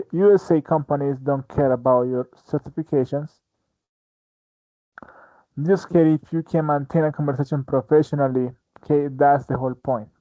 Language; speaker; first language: English; non-native, fluent; Spanish